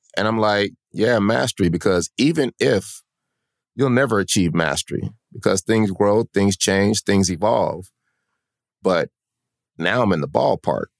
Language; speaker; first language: English; native; English